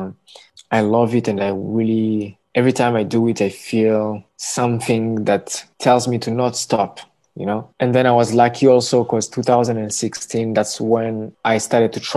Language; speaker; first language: English; non-native, local second language; Kinyarwanda